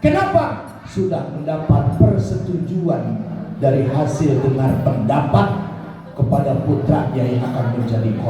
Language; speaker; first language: Indonesian; native; Indonesian